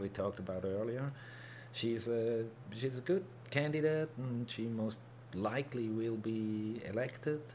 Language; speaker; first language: English; non-native, fluent; German